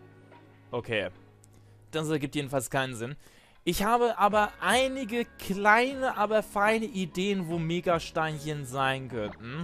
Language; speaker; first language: German; native; German